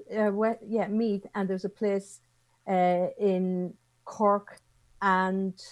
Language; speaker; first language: English; native; English